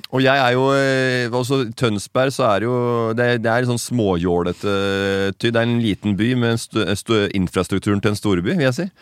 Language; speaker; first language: Norwegian; native; Norwegian